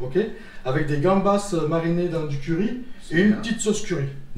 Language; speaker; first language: French; native; French